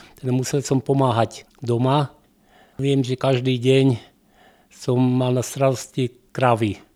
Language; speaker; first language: Slovak; non-native, local second language; Hungarian